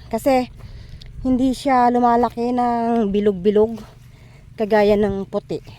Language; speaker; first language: Filipino; non-native, local second language; Iloko